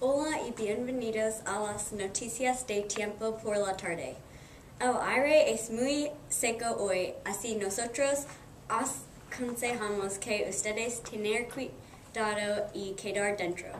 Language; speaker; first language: Spanish; non-native, learner; English